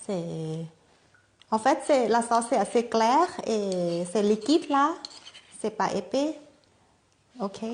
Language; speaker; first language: French; non-native, fluent; Thai